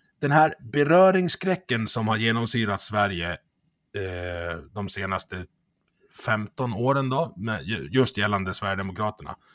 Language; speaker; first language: Swedish; native; Swedish